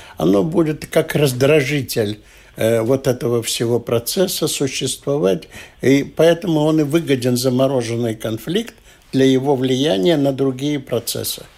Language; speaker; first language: Russian; non-native, local second language; Latvian